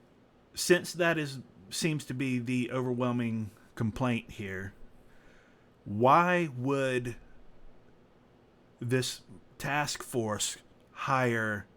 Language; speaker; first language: English; native; English